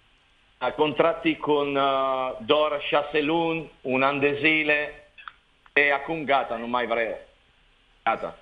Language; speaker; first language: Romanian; non-native, learner; Italian